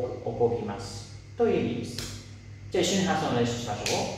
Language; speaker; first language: Japanese; non-native, fluent; Lao